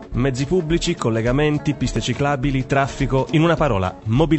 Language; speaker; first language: Italian; native; Italian